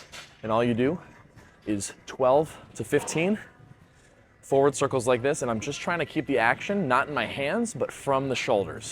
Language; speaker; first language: English; native; English